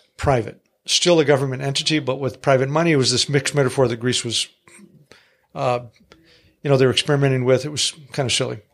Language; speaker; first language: English; early bilingual, other home language; Greek